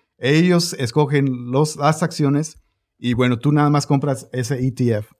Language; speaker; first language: Spanish; early bilingual, heritage; Spanish